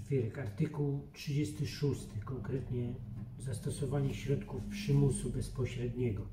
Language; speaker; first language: Polish; native; Polish